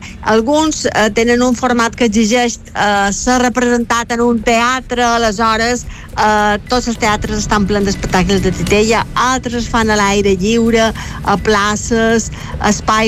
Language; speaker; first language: Catalan; native; Catalan